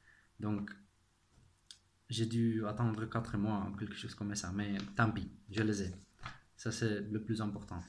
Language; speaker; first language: French; non-native, fluent; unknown